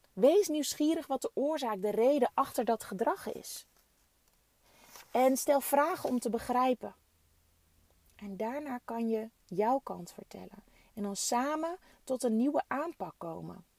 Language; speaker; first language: Dutch; native; Dutch